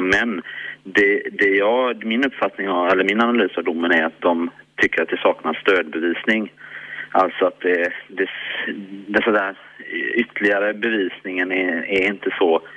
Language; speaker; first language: Swedish; native; Swedish